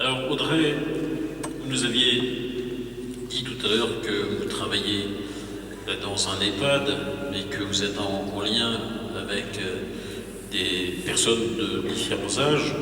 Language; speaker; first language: French; native; French